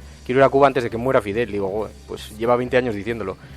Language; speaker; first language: Spanish; native; Spanish